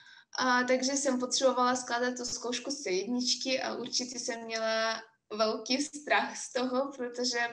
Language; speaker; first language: Czech; non-native, fluent; Russian